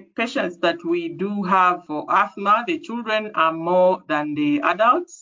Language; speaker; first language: English; non-native, local second language; Ganda